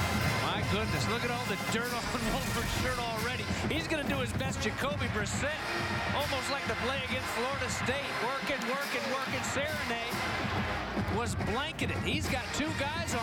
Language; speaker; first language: English; native; English